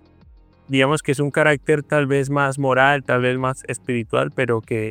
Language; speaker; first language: Spanish; native; Spanish